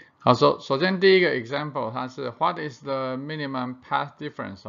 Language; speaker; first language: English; non-native, fluent; Chinese